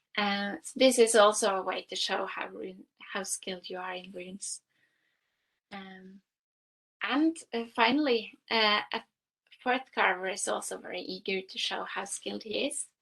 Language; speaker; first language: English; non-native, fluent; Norwegian